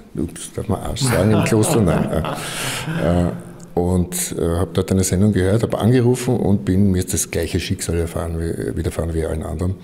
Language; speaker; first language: German; native; German